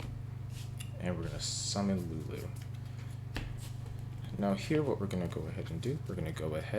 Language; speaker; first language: English; native; English